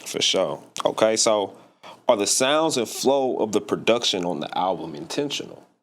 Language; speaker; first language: English; native; English